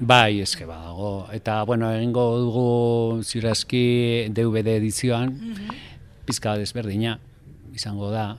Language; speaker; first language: Basque; non-native, local second language; Spanish